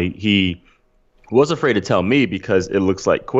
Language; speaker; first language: English; native; English